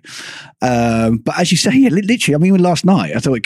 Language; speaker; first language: English; native; English